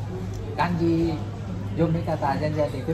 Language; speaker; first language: Japanese; non-native, learner; Vietnamese